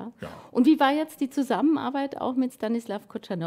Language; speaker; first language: German; native; German